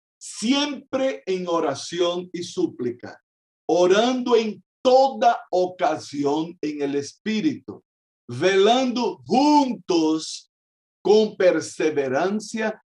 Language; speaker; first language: Spanish; non-native, fluent; Portuguese